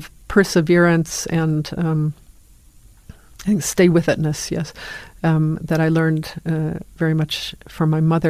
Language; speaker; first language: English; native; English